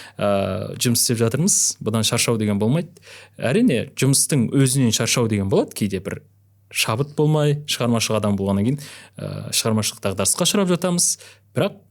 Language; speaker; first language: Kazakh; native; Kazakh